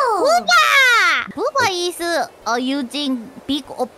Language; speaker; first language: English; non-native, learner; Korean